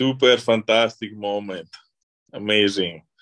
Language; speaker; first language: English; non-native, learner; Italian